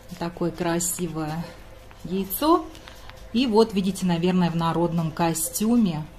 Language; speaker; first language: Russian; non-native, local second language; Latvian